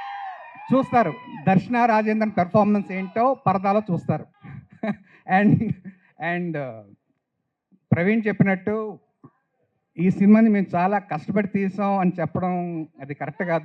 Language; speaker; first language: Telugu; native; Telugu